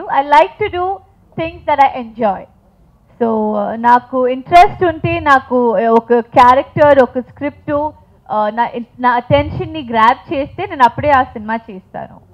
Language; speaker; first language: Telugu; non-native, fluent; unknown